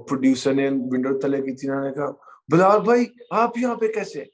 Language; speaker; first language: Hindi; non-native, local second language; Punjabi